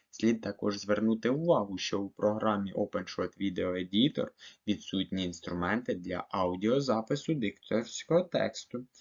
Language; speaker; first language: Ukrainian; native; Ukrainian